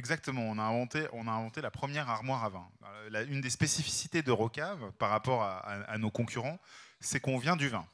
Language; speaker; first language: French; native; French